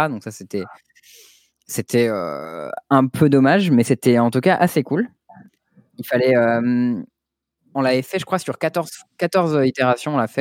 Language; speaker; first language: French; native; French